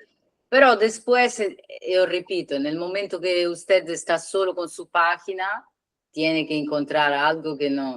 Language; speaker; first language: Spanish; non-native, learner; Italian